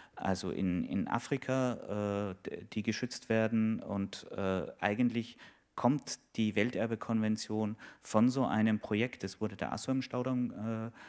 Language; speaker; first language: German; native; German